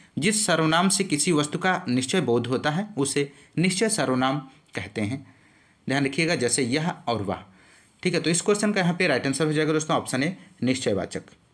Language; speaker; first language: Hindi; native; Hindi